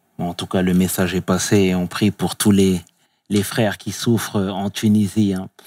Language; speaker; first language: French; native; French